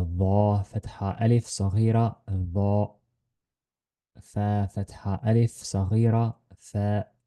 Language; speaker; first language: Arabic; non-native, fluent; Estonian